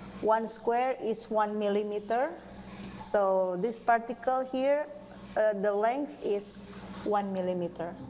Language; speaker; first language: English; non-native, fluent; Indonesian